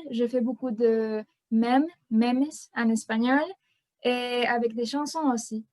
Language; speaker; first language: French; non-native, fluent; Spanish